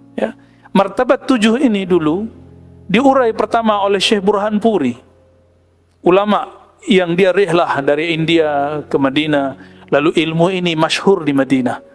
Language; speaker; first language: Malay; non-native, local second language; Minangkabau